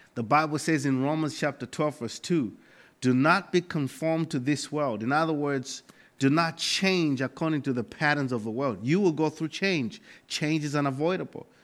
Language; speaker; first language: English; non-native, local second language; Nyanja